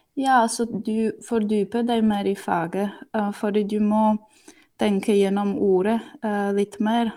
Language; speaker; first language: Norwegian; non-native, fluent; Slovak